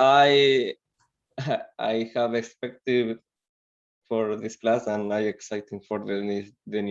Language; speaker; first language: English; non-native, learner; Spanish